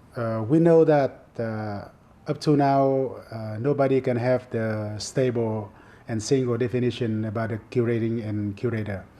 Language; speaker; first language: English; non-native, fluent; Vietnamese